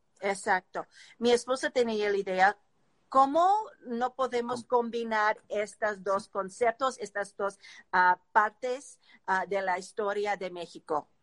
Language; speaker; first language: Spanish; non-native, learner; English